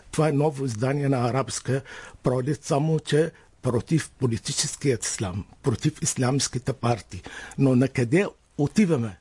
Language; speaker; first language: Bulgarian; non-native, fluent; Arabic